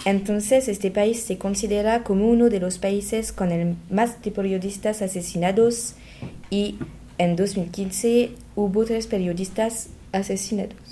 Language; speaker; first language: Spanish; non-native, learner; French